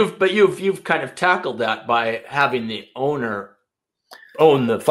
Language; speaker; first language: English; native; English